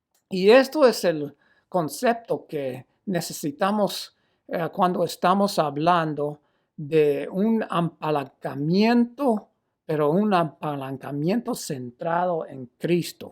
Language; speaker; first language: Spanish; non-native, fluent; English